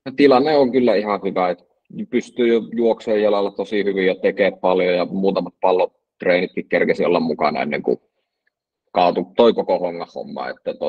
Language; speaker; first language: Finnish; native; Finnish